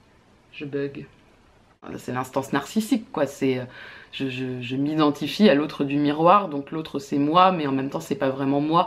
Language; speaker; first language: French; native; French